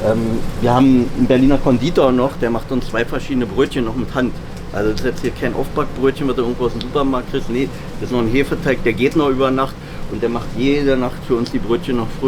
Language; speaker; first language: German; native; German